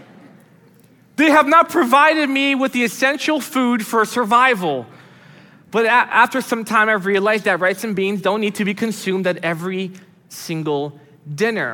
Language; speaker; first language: English; native; English